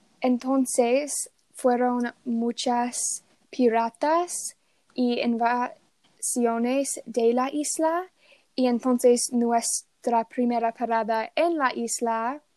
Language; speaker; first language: Spanish; non-native, learner; English